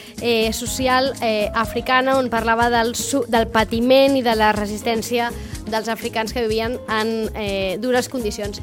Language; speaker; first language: Spanish; non-native, local second language; Catalan